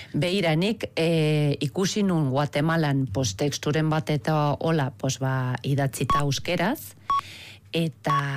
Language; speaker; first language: Basque; non-native, fluent; Spanish